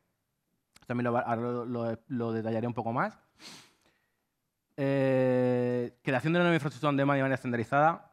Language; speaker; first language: Spanish; native; Spanish